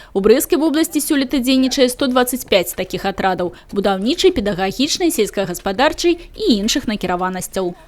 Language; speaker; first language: Belarusian; native; Belarusian